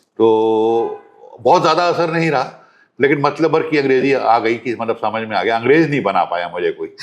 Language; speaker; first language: Hindi; native; Hindi